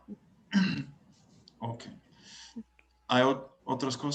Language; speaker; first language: Spanish; non-native, learner; English